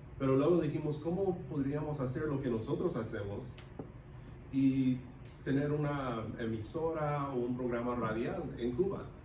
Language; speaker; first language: Spanish; non-native, local second language; English